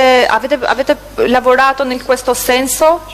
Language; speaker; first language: Italian; non-native, learner; Albanian